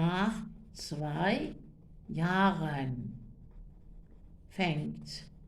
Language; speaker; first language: German; non-native, fluent; Turkish